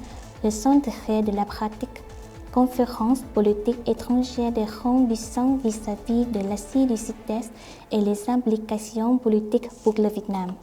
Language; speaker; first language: French; non-native, fluent; Vietnamese